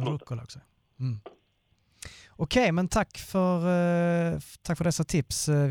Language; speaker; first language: Swedish; native; Swedish